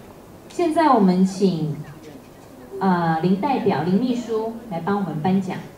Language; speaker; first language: Chinese; native; Chinese